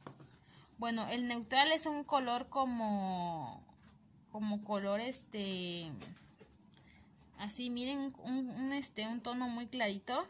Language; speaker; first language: Spanish; native; Spanish